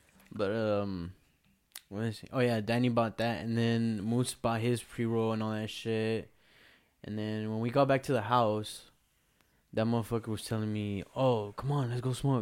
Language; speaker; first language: English; early bilingual, other home language; Spanish